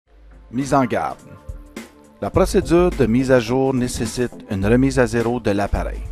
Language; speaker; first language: French; native; French